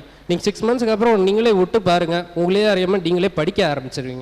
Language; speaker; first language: Tamil; native; Tamil